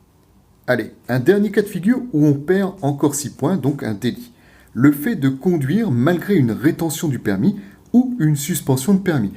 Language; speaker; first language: French; native; French